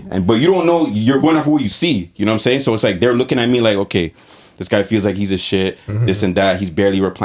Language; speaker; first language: English; native; English